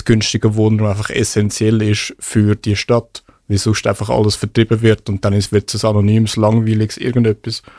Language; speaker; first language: German; native; German